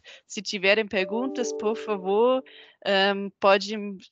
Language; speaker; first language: Portuguese; non-native, fluent; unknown